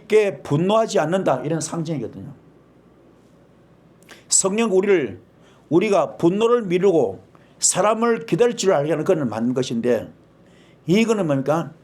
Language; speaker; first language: Korean; native; Korean